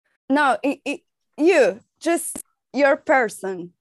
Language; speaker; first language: English; non-native, learner; Spanish